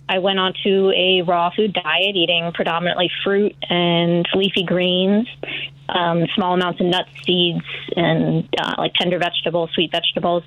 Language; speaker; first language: English; native; English